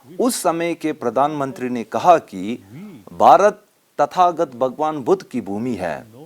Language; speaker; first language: Hindi; non-native, local second language; Tibetan